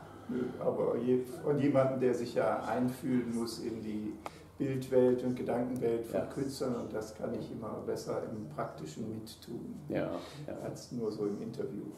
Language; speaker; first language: German; native; German